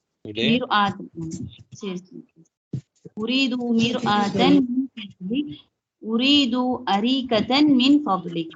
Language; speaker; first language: Arabic; non-native, learner; Tamil